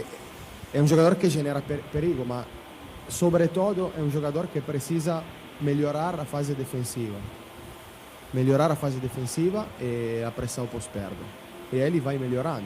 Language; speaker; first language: Portuguese; non-native, fluent; Italian